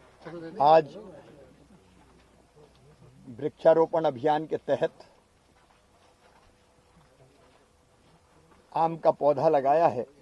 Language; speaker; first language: Hindi; native; Hindi